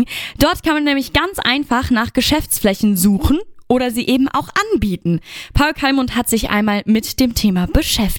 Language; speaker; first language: German; native; German